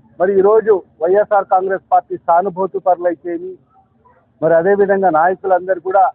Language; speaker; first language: Telugu; native; Telugu